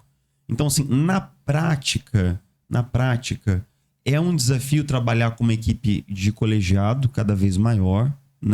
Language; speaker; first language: Portuguese; native; Portuguese